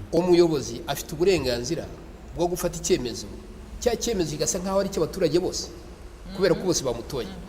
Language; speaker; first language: Kinyarwanda; native; Kinyarwanda